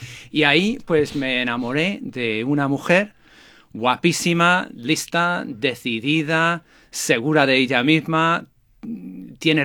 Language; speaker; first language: Spanish; non-native, fluent; English